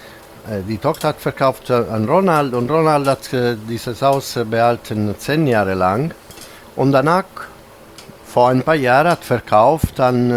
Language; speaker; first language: German; non-native, fluent; Italian